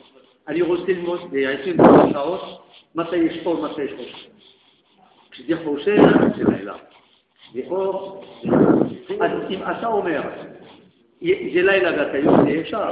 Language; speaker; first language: Hebrew; non-native, fluent; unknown